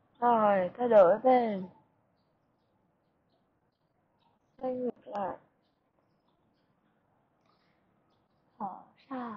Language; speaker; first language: Vietnamese; native; Vietnamese